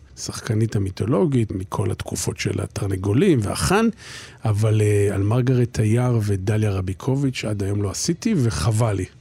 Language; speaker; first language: Hebrew; native; Hebrew